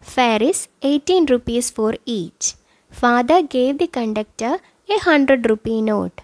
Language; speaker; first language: English; non-native, local second language; Malayalam